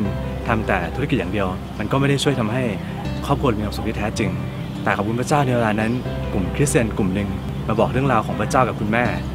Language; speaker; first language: Thai; native; Thai